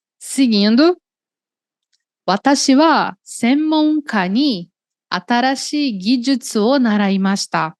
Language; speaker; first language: Japanese; non-native, learner; Portuguese